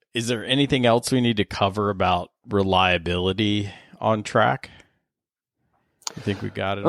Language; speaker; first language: English; native; English